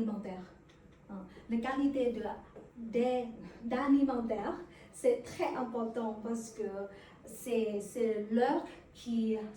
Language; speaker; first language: French; non-native, learner; Vietnamese